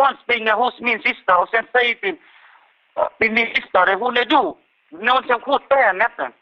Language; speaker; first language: Swedish; non-native, learner; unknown